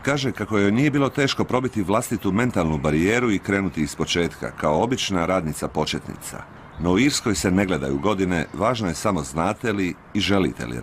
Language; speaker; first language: Croatian; native; Croatian